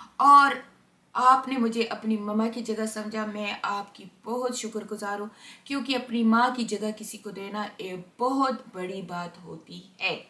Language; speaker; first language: Hindi; non-native, local second language; Pashto